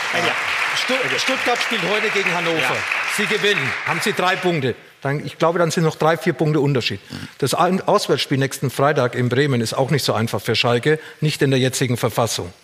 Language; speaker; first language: German; native; German